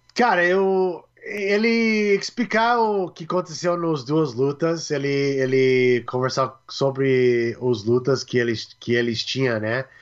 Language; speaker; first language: Portuguese; non-native, learner; English